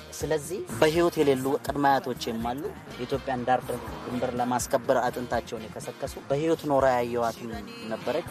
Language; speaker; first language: Amharic; non-native, local second language; Oromo